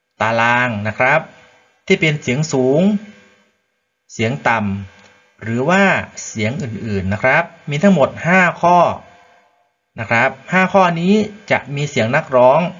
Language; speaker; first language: Thai; native; Thai